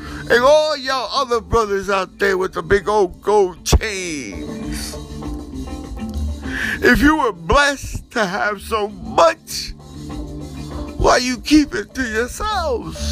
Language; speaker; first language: English; non-native, fluent; Spanish